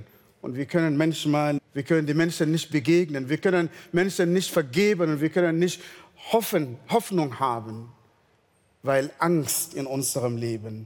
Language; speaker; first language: German; non-native, fluent; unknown